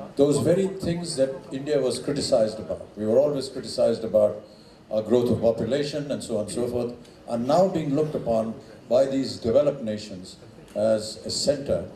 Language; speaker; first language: English; non-native, local second language; Hindi